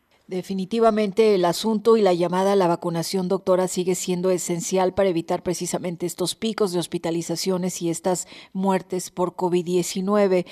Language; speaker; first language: Spanish; native; Spanish